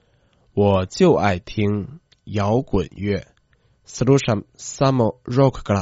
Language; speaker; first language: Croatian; non-native, fluent; Chinese